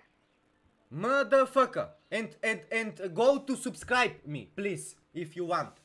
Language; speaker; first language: English; non-native, learner; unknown